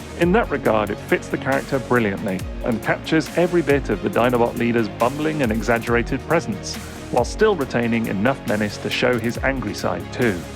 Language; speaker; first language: English; native; English